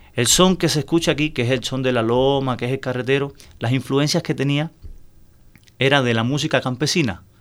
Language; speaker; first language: Spanish; native; Spanish